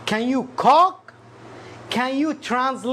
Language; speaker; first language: English; non-native, fluent; Arabic